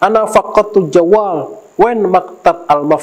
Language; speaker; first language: Arabic; non-native, learner; Indonesian